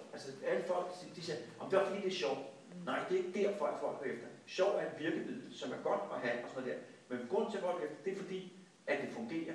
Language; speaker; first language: Danish; native; Danish